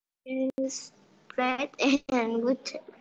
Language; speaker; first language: English; non-native, learner; Vietnamese